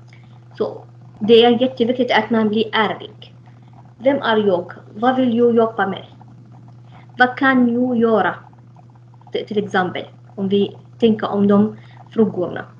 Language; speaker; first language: Swedish; non-native, fluent; Arabic